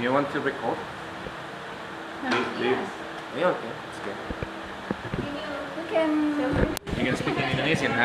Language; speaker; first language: English; non-native, fluent; Indonesian